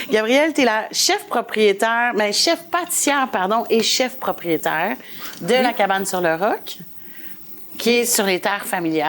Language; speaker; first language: French; native; French